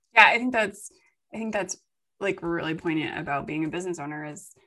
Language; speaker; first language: English; native; English